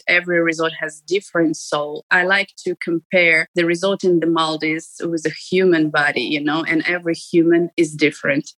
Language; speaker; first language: English; non-native, fluent; Ukrainian